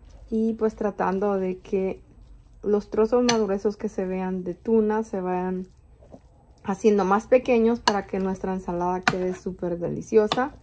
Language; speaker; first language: Spanish; native; Spanish